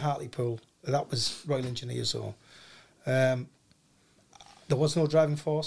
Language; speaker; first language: English; native; English